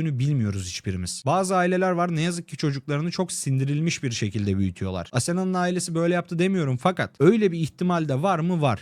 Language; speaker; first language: Turkish; native; Turkish